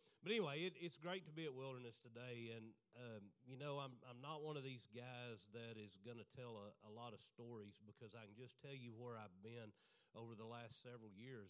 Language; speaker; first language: English; native; English